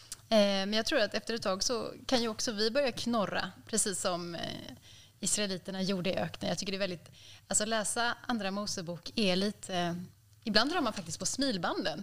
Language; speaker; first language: Swedish; native; Swedish